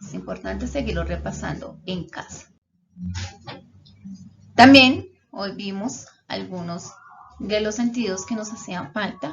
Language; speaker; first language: Spanish; native; Spanish